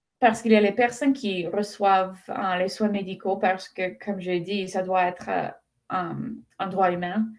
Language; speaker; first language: French; non-native, fluent; English